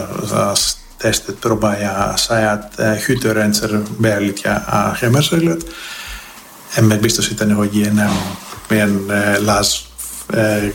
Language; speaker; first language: Hungarian; non-native, fluent; Greek